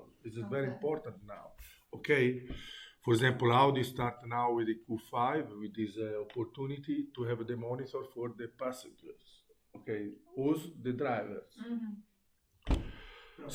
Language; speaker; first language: English; non-native, learner; Italian